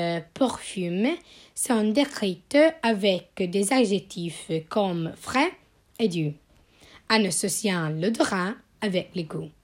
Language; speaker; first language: French; non-native, learner; Italian